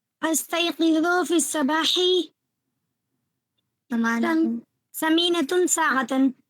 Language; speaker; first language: Arabic; non-native, learner; Urdu